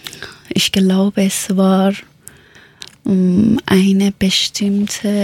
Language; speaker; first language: German; non-native, learner; Persian